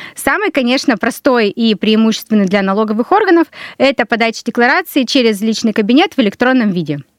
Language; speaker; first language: Russian; native; Russian